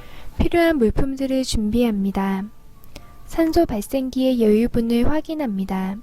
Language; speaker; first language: Korean; native; Korean